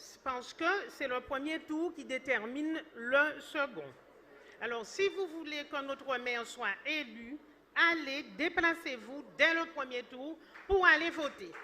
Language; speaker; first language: French; native; French